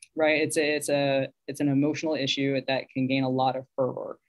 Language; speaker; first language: English; native; English